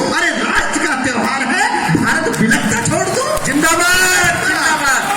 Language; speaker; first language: Hindi; native; Hindi